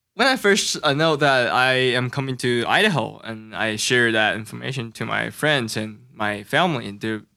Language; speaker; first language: English; non-native, learner; Chinese